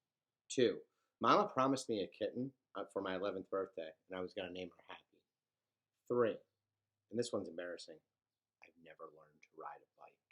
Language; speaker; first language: English; native; English